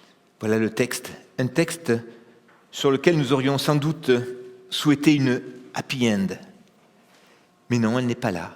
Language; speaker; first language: French; native; French